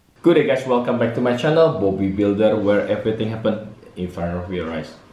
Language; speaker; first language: English; non-native, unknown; Indonesian